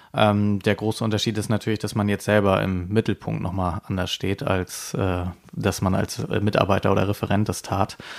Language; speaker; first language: German; native; German